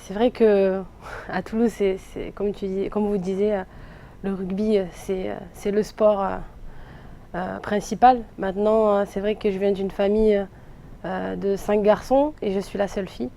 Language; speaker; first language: French; native; French